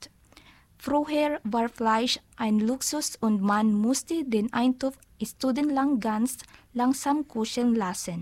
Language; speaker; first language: German; non-native, learner; Filipino